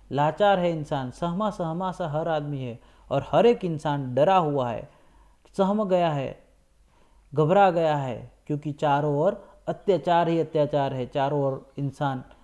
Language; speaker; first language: Hindi; non-native, local second language; Gujarati